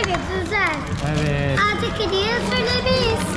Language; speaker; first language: Turkish; early bilingual, heritage; Turkish